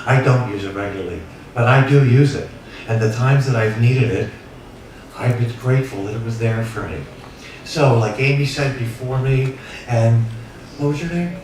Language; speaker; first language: English; native; English